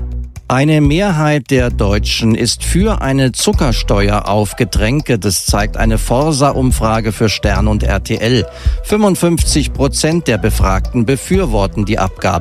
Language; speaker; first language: German; native; German